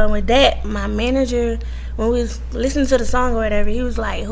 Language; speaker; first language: English; native; English